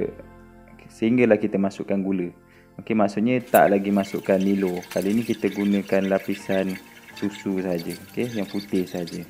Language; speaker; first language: Malay; native; Malay